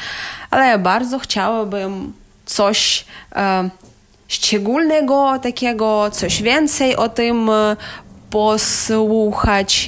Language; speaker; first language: Polish; non-native, learner; Ukrainian